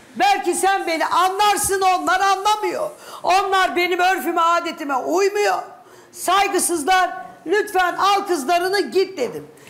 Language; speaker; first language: Turkish; native; Turkish